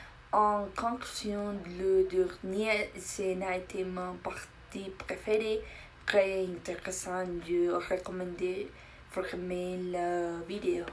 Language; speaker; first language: French; non-native, learner; Spanish